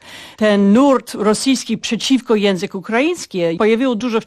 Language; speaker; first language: Polish; non-native, fluent; English